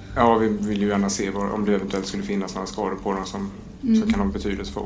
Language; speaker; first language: Swedish; native; Swedish